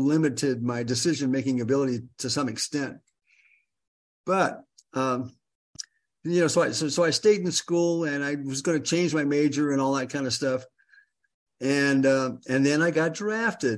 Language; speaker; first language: English; native; English